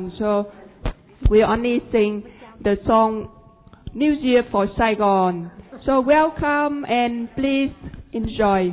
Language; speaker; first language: English; non-native, fluent; Vietnamese